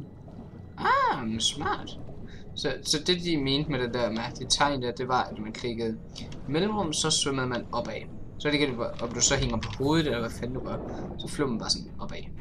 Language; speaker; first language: Danish; native; Danish